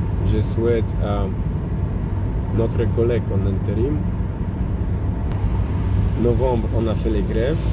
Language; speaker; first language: French; non-native, learner; Polish